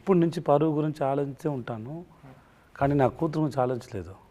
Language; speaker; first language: Telugu; non-native, learner; Tamil